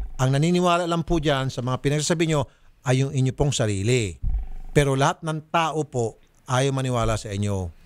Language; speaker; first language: Filipino; native; Filipino